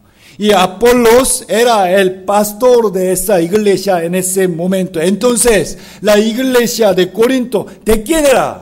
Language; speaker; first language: Spanish; non-native, fluent; Korean